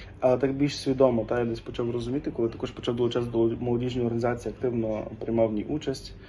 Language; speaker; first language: Ukrainian; native; Ukrainian